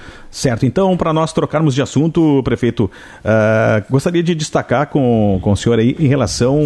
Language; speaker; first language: Portuguese; native; Portuguese